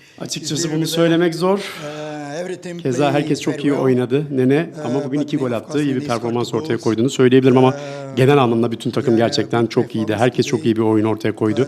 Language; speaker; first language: Turkish; native; Turkish